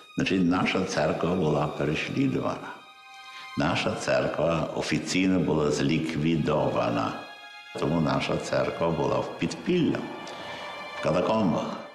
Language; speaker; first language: Ukrainian; early bilingual, heritage; Ukrainian